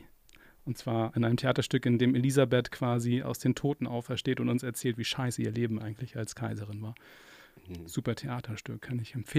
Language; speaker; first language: German; native; German